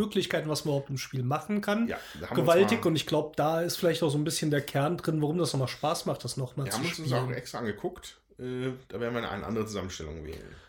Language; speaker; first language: German; native; German